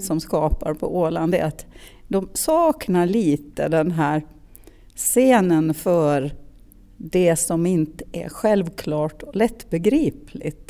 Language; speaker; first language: Swedish; native; Swedish